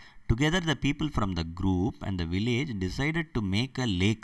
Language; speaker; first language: English; non-native, local second language; Tamil